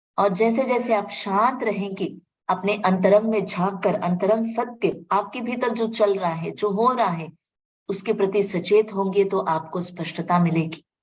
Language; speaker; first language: Hindi; non-native, local second language; Marathi